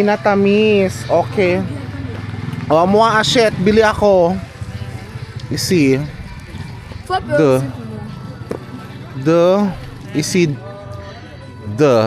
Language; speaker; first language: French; non-native, learner; Filipino